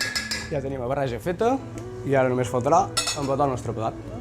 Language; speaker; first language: Catalan; native; Catalan